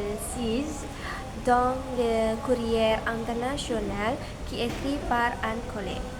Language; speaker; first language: French; non-native, learner; Indonesian